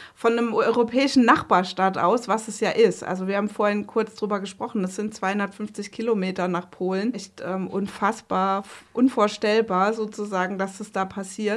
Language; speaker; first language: German; native; German